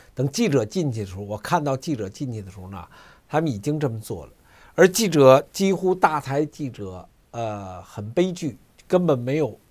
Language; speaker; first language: Chinese; native; Chinese